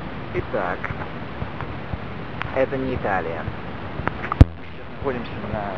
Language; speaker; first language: Russian; early bilingual, heritage; Russian